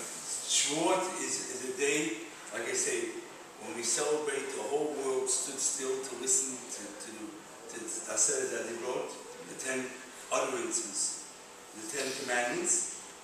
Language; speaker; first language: English; native; English